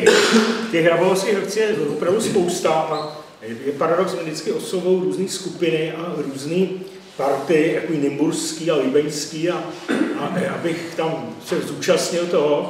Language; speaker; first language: Czech; native; Czech